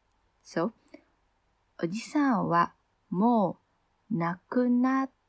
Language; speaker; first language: Japanese; non-native, fluent; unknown